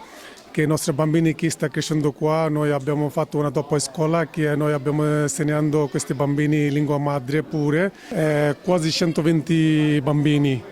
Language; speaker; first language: Italian; non-native, learner; Bangla